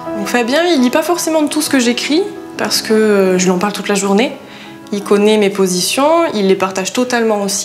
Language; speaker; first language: French; native; French